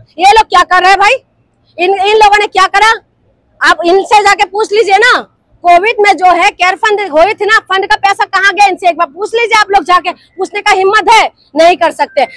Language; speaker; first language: Hindi; non-native, local second language; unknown